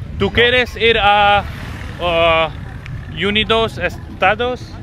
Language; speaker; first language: Spanish; non-native, learner; Hindi